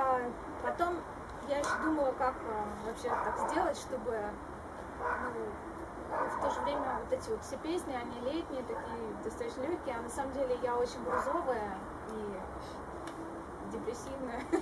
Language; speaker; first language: Russian; native; Russian